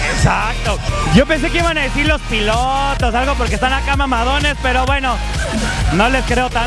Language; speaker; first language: Spanish; native; Spanish